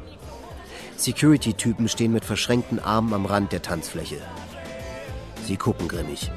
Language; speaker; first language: German; native; German